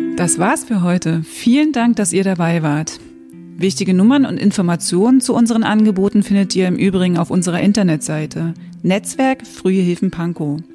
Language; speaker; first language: German; native; German